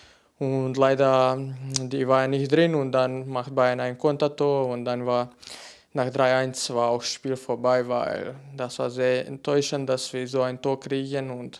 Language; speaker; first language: German; non-native, fluent; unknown